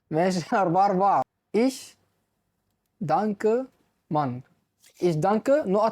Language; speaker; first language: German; non-native, fluent; Arabic